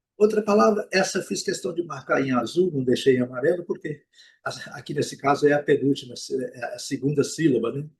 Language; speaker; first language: Portuguese; native; Portuguese